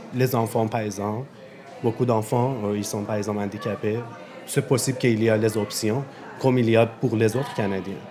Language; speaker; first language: French; non-native, fluent; Persian